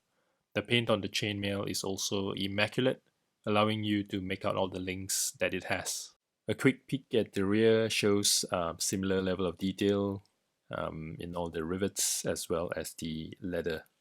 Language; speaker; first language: English; native; English